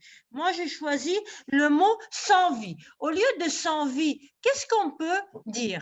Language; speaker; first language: French; non-native, local second language; Arabic